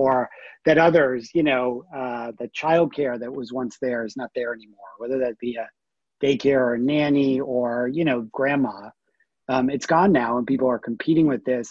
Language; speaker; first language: English; native; English